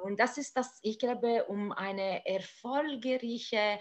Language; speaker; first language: German; non-native, fluent; Italian